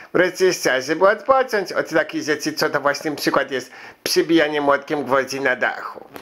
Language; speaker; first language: Polish; early bilingual, heritage; Polish